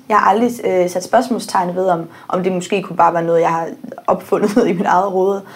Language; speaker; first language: Danish; early bilingual, heritage; English